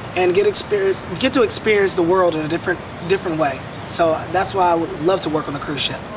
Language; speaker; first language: English; native; English